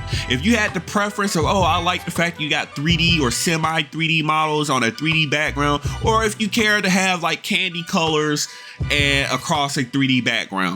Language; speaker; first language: English; native; English